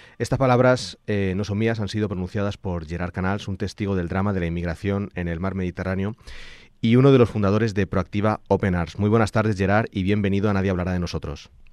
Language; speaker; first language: Spanish; native; Spanish